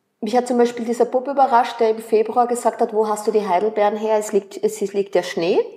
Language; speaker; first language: German; early bilingual, other home language; Spanish